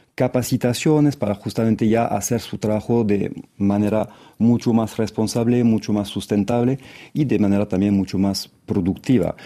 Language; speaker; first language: Spanish; non-native, fluent; French